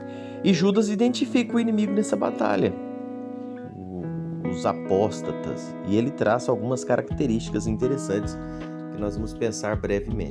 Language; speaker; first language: Portuguese; native; Portuguese